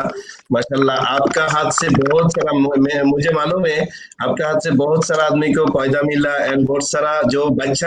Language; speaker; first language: Hindi; non-native, learner; Bangla